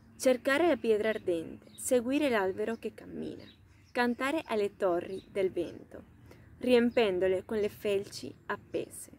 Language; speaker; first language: Italian; non-native, fluent; Spanish